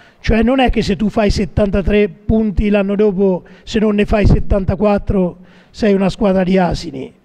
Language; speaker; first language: Italian; native; Italian